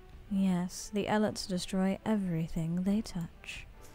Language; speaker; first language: English; native; English